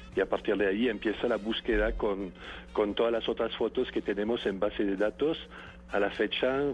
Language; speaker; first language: Spanish; non-native, fluent; French